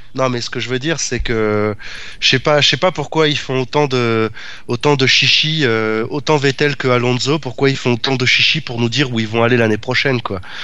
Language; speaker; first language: French; native; French